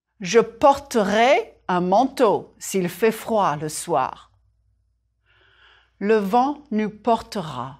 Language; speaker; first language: French; native; French